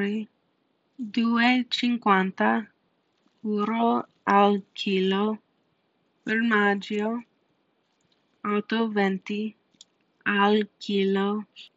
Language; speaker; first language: Italian; non-native, learner; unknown